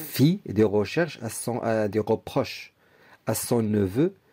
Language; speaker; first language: French; non-native, local second language; Arabic